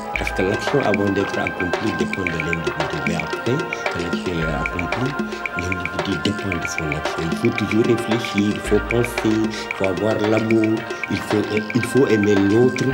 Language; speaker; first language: French; non-native, local second language; Wolof